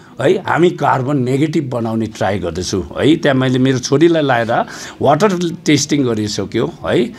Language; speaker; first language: Nepali; native; Nepali